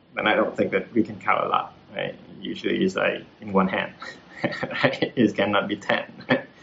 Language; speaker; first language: English; non-native, fluent; Vietnamese